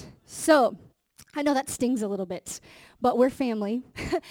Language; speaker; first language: English; native; English